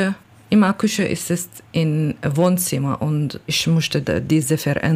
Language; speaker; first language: German; non-native, learner; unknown